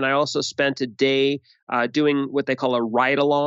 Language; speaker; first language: English; native; English